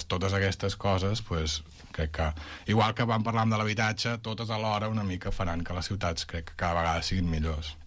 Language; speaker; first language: Catalan; native; Catalan